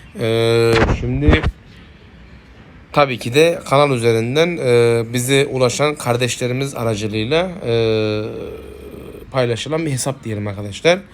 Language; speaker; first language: Turkish; native; Turkish